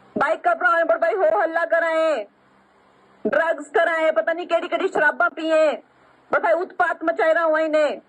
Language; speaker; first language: Hindi; non-native, local second language; Punjabi